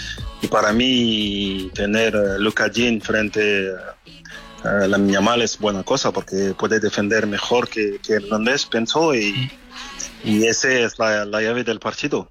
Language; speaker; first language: Spanish; non-native, fluent; French